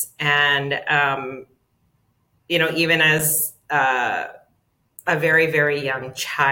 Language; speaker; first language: English; native; English